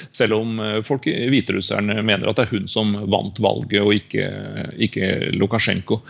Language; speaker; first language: Norwegian; native; Norwegian